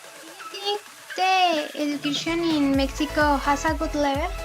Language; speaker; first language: English; non-native, learner; Spanish